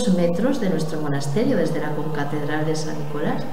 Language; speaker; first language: Spanish; native; Spanish